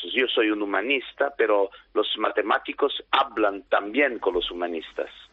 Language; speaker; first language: Spanish; non-native, fluent; Italian